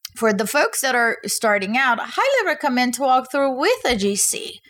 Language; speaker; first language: English; non-native, fluent; Portuguese